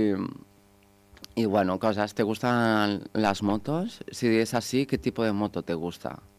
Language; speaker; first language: Spanish; non-native, local second language; Catalan